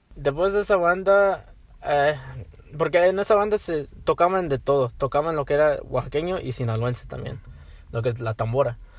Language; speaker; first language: Spanish; early bilingual, heritage; Spanish